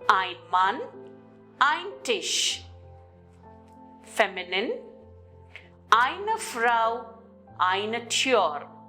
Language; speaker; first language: German; non-native, fluent; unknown